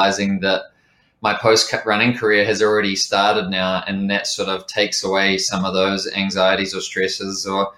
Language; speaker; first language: English; native; English